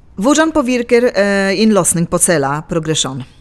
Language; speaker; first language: Norwegian; non-native, local second language; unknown